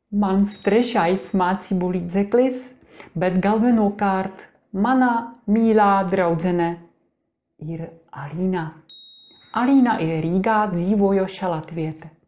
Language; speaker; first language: Latvian; non-native, learner; Czech